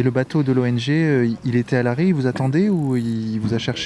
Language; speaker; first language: French; native; French